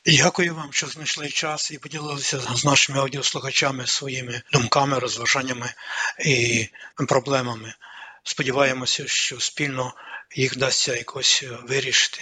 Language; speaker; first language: Ukrainian; native; Ukrainian